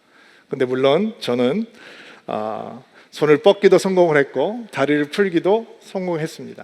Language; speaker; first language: Korean; native; Korean